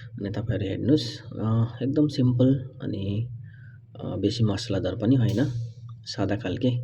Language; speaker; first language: Nepali; non-native, learner; Bangla